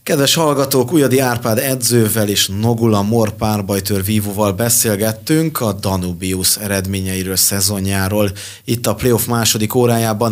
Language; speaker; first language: Hungarian; native; Hungarian